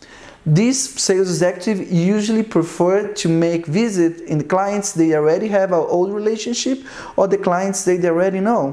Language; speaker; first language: English; non-native, fluent; Portuguese